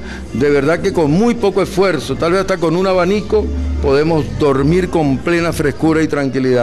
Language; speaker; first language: Spanish; native; Spanish